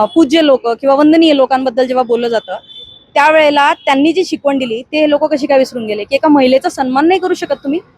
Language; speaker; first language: Marathi; non-native, local second language; Hindi